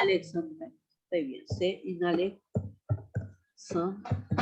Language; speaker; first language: French; non-native, fluent; Spanish